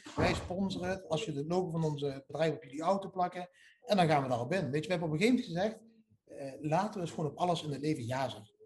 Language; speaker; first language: Dutch; native; Dutch